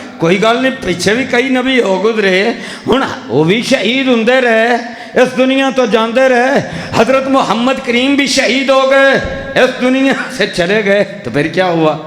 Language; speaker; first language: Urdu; non-native, local second language; Punjabi